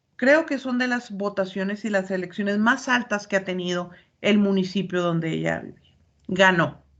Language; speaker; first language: Spanish; native; Spanish